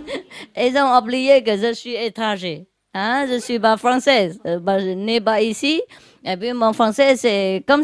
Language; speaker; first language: French; non-native, learner; Vietnamese